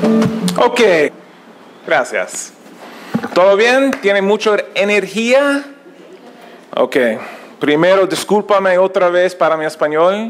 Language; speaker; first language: Spanish; non-native, learner; English